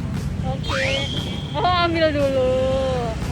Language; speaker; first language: Indonesian; native; Indonesian